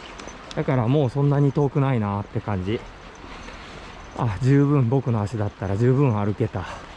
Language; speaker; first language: Japanese; native; Japanese